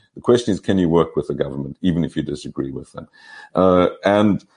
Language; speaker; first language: English; native; English